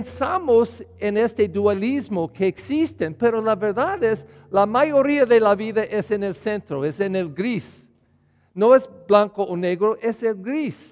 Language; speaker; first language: Spanish; non-native, learner; English